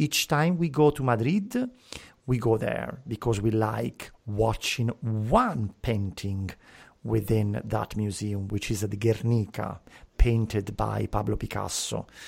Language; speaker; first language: English; non-native, fluent; Italian